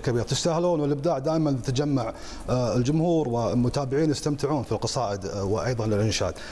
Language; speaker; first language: Arabic; native; Arabic